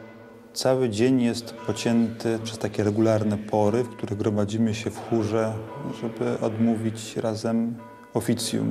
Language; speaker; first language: Polish; native; Polish